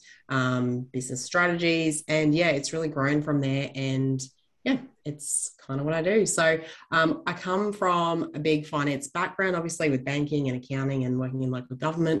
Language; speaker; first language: English; native; English